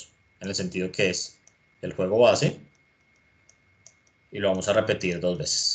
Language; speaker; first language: Spanish; native; Spanish